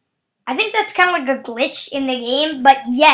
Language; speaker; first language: English; native; English